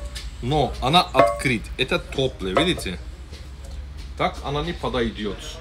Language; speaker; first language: Russian; non-native, learner; Turkish